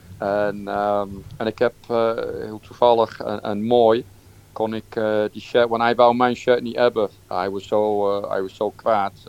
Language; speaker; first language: Dutch; non-native, fluent; English